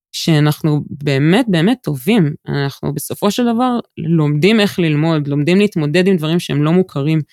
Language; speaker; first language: Hebrew; native; Hebrew